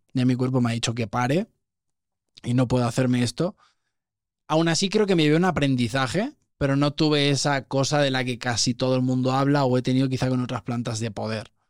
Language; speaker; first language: Spanish; native; Spanish